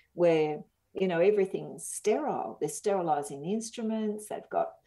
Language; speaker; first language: English; native; English